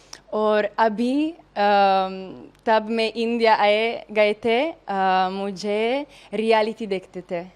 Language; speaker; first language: Hindi; non-native, learner; Italian